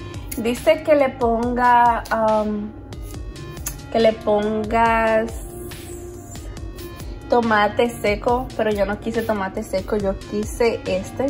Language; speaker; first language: Spanish; early bilingual, heritage; Spanish